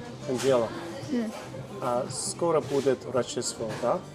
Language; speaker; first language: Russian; non-native, learner; English